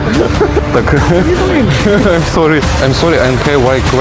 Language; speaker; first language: English; non-native, learner; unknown